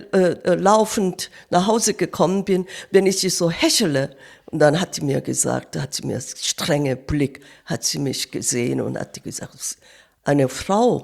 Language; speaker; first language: German; non-native, fluent; Korean